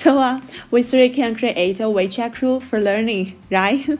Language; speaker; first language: English; non-native, fluent; Chinese